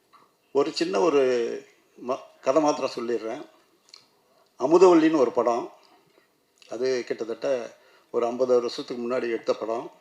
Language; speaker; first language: Tamil; native; Tamil